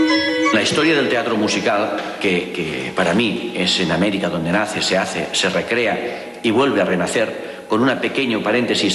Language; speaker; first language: Spanish; native; Spanish